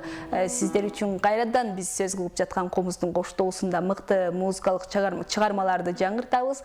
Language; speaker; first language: Kyrgyz; native; Kyrgyz